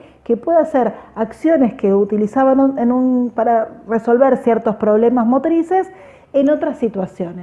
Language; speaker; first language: Spanish; native; Spanish